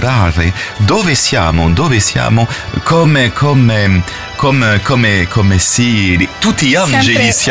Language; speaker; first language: Italian; non-native, fluent; French